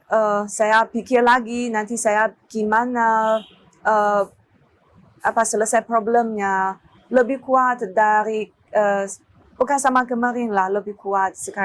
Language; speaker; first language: Indonesian; non-native, learner; Chinese